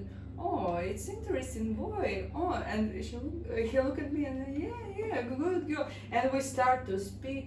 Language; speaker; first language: English; non-native, learner; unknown